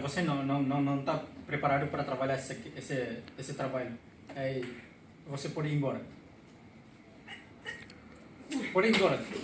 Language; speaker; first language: Portuguese; non-native, local second language; Tetum